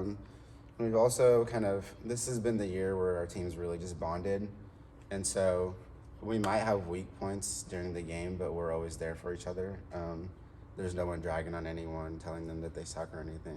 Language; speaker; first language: English; native; English